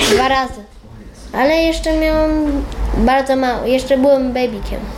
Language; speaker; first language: Polish; early bilingual, heritage; Polish